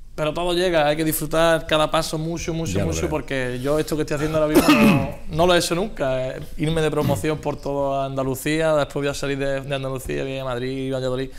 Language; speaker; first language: Spanish; native; Spanish